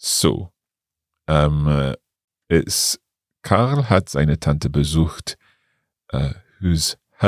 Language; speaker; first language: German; non-native, learner; English